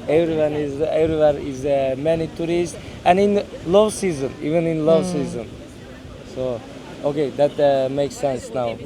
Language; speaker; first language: English; non-native, learner; Turkish